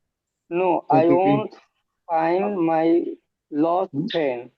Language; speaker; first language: English; non-native, learner; Bangla